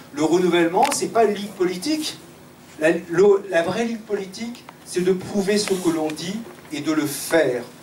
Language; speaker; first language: French; native; French